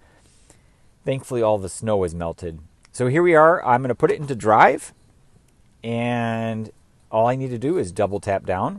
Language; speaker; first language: English; native; English